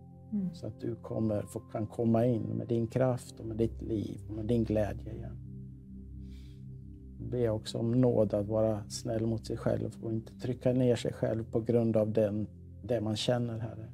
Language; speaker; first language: Swedish; native; Swedish